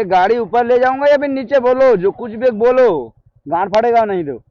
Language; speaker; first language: Hindi; non-native, local second language; Bangla